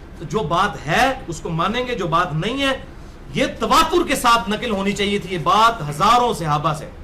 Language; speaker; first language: Urdu; non-native, local second language; Punjabi